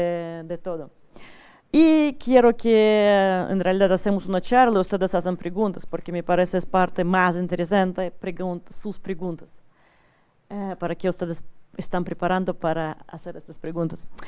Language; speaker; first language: Spanish; non-native, learner; Russian